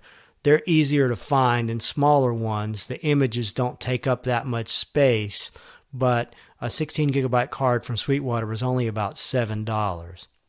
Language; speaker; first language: English; native; English